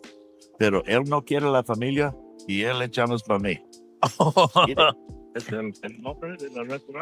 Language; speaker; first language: Spanish; non-native, learner; English